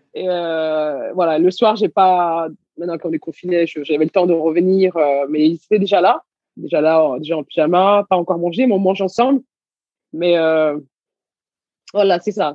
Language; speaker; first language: French; early bilingual, other home language; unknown